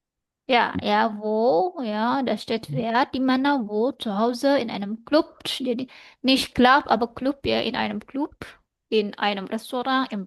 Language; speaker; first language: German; non-native, fluent; Indonesian